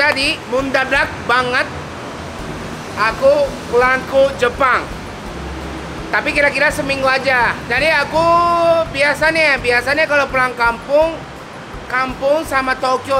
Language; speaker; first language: Indonesian; non-native, fluent; Japanese